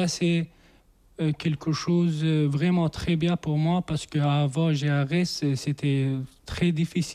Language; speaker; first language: French; non-native, learner; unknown